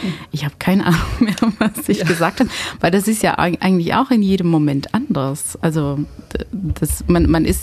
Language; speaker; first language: German; non-native, fluent; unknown